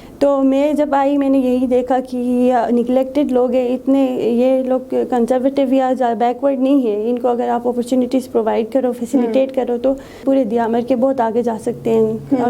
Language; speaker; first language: Urdu; non-native, local second language; Shina